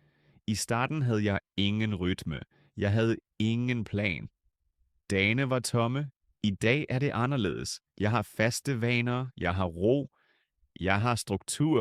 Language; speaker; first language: Danish; non-native, fluent; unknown